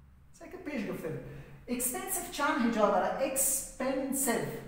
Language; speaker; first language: English; non-native, fluent; Persian